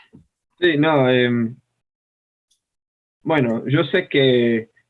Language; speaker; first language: Spanish; non-native, fluent; English